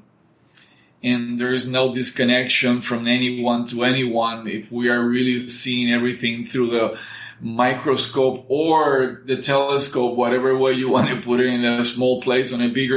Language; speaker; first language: English; non-native, fluent; Spanish